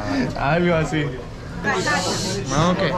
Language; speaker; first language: Spanish; non-native, fluent; Danish